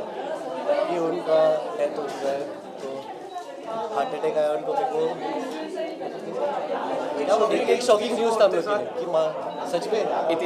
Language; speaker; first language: Hindi; native; Hindi